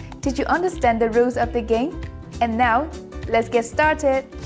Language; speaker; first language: English; non-native, fluent; Vietnamese